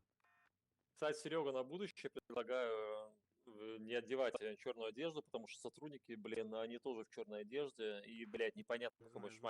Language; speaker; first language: Russian; native; Russian